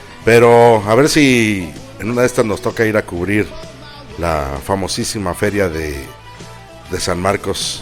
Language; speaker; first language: Spanish; native; Spanish